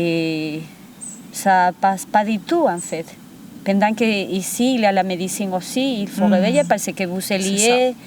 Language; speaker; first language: French; non-native, fluent; Spanish